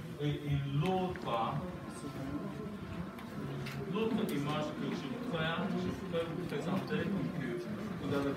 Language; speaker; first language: French; non-native, fluent; Chinese